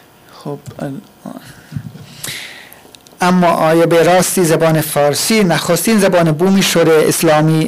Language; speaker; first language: Persian; non-native, fluent; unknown